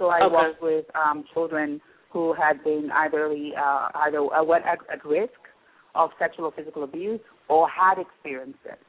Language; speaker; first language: English; non-native, local second language; Yoruba